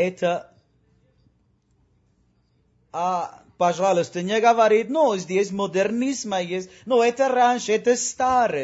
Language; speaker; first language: Russian; non-native, learner; Spanish